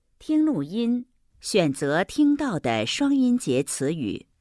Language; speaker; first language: Chinese; non-native, fluent; Thai